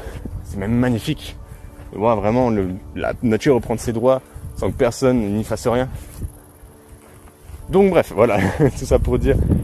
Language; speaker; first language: French; native; French